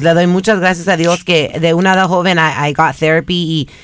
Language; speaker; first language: Spanish; early bilingual, other home language; English